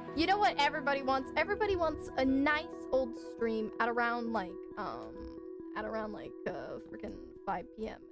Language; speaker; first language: English; native; English